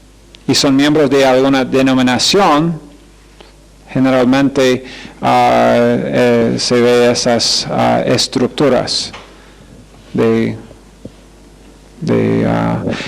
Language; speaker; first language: Spanish; non-native, fluent; English